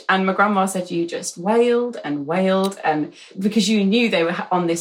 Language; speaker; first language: English; native; English